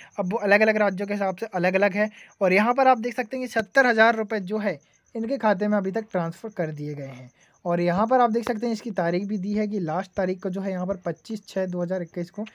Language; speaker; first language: Hindi; native; Hindi